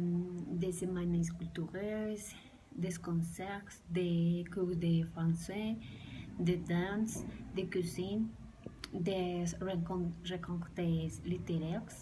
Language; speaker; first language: French; non-native, learner; Spanish